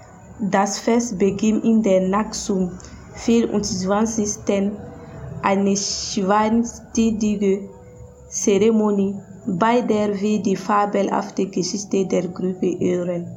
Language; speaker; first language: German; non-native, learner; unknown